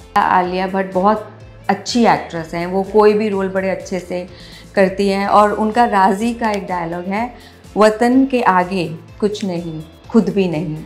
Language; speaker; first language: Hindi; native; Hindi